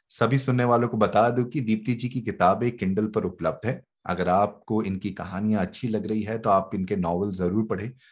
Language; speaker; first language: Hindi; native; Hindi